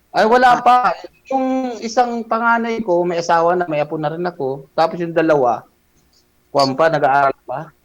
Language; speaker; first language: Filipino; non-native, local second language; Bikol